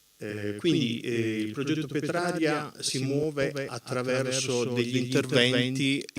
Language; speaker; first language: Italian; native; Italian